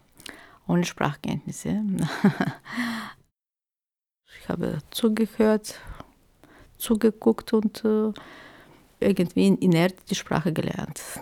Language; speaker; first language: German; non-native, fluent; Turkish